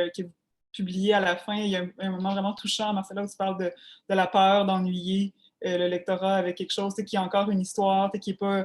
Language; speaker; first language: French; native; French